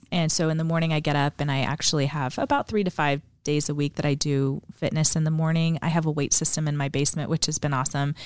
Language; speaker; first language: English; native; English